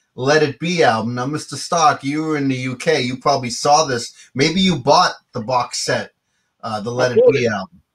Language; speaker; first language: English; native; English